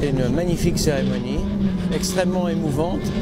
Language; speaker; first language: French; native; French